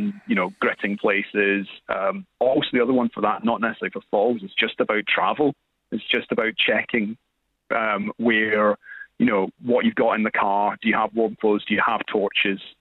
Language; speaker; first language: English; native; English